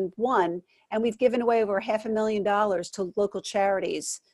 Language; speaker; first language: English; native; English